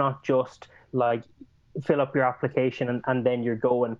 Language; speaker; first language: English; native; English